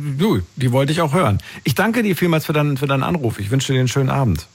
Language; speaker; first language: German; native; German